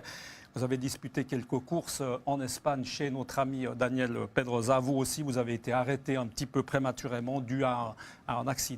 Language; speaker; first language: French; native; French